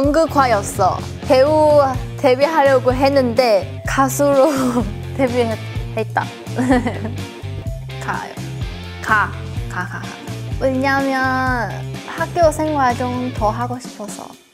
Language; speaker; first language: Korean; non-native, learner; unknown